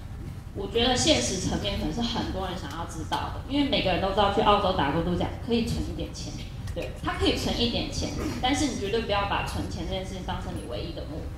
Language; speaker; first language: Chinese; native; Chinese